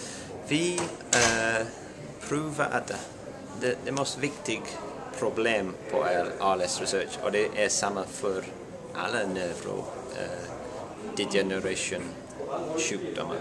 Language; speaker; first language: Swedish; non-native, learner; English